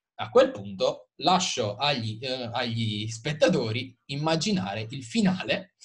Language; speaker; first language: Italian; native; Italian